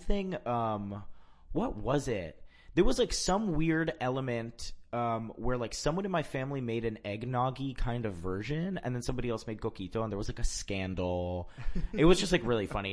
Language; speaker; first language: English; early bilingual, other home language; Spanish